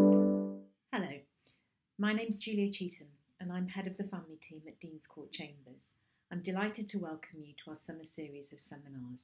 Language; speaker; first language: English; native; English